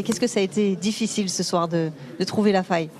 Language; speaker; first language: French; native; French